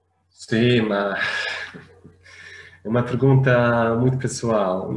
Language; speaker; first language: Portuguese; non-native, fluent; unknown